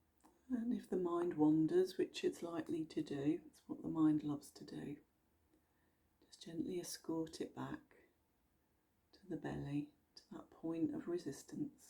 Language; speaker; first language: English; native; English